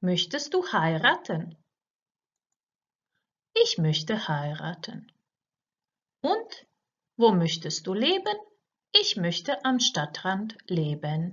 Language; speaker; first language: German; non-native, fluent; Croatian